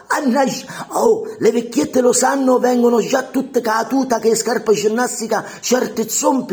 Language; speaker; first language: Italian; native; Italian